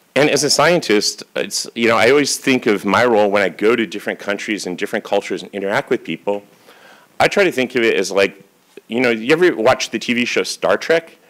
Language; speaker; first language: English; native; English